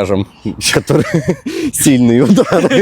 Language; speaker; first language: Russian; native; Russian